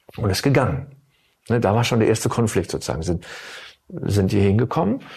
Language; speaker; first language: German; early bilingual, other home language; Turkish